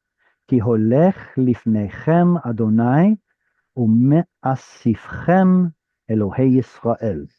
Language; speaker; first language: Hebrew; non-native, fluent; English